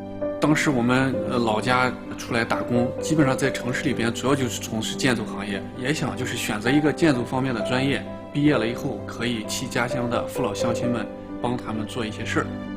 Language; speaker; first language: Chinese; native; Chinese